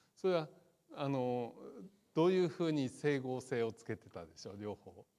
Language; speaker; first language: Japanese; native; Japanese